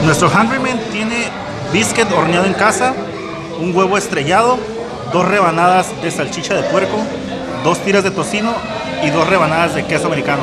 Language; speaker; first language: Spanish; native; Spanish